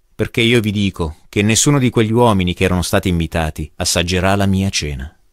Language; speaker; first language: Italian; non-native, fluent; English